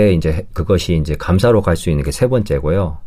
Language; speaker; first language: Korean; native; Korean